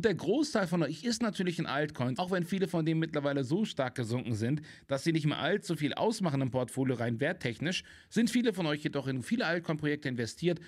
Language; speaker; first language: German; native; German